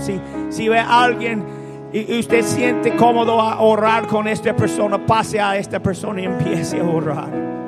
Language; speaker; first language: Spanish; non-native, fluent; English